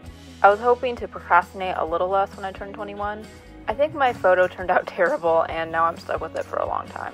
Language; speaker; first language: English; native; English